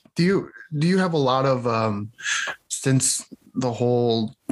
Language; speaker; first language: English; native; English